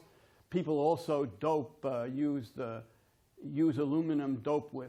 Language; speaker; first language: English; native; English